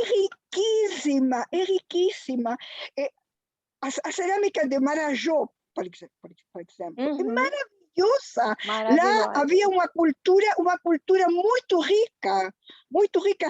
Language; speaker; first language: Portuguese; non-native, fluent; Spanish